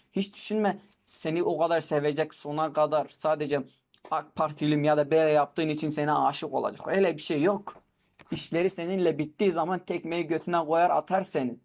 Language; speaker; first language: Turkish; non-native, local second language; Kurdish